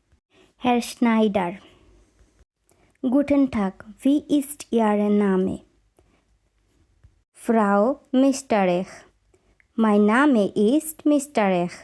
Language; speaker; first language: German; non-native, fluent; Bangla